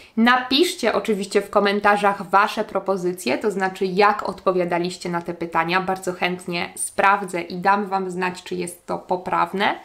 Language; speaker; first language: Polish; native; Polish